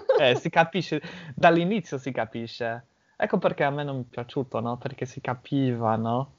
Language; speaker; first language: Italian; non-native, fluent; English